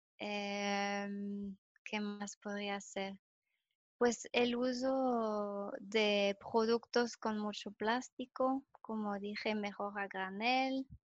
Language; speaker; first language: Spanish; non-native, fluent; French